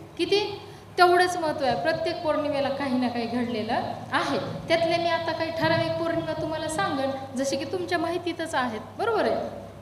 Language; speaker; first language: Marathi; native; Marathi